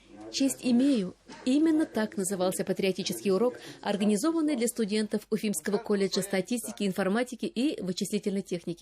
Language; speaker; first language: Russian; native; Russian